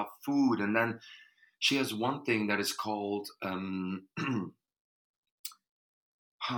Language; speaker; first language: English; non-native, fluent; Dutch